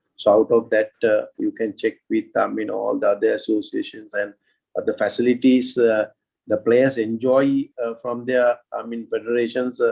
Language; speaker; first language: English; non-native, local second language; Sinhala